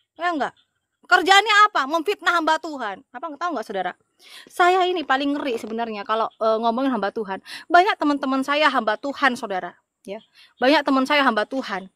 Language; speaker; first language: Indonesian; non-native, local second language; Madurese